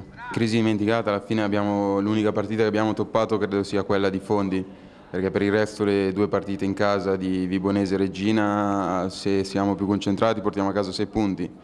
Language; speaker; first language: Italian; native; Italian